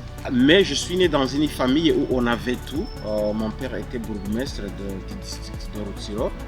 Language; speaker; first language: French; non-native, local second language; Kinyarwanda